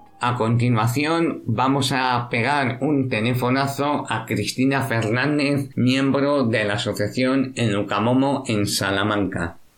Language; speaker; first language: Spanish; native; Spanish